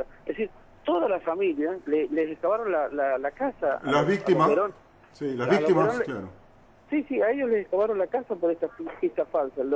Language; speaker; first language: Spanish; native; Spanish